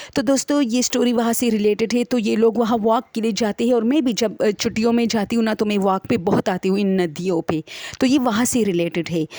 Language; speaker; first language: Urdu; non-native, local second language; Pashto